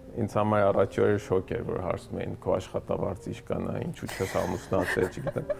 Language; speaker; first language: Armenian; early bilingual, heritage; Armenian